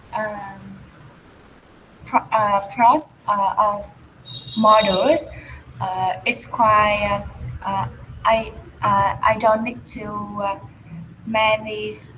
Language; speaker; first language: English; non-native, learner; Vietnamese